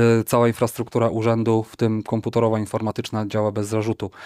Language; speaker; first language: Polish; native; Polish